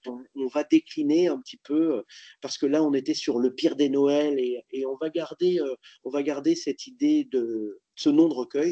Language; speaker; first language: French; native; French